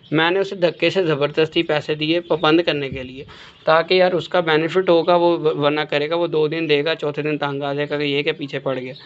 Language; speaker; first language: Urdu; native; Urdu